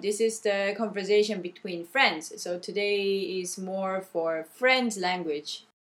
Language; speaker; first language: English; non-native, fluent; Korean